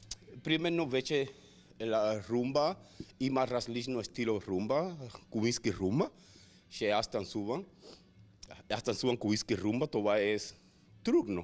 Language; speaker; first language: Bulgarian; non-native, learner; Spanish